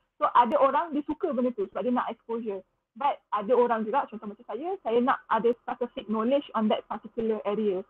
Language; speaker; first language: Malay; native; Malay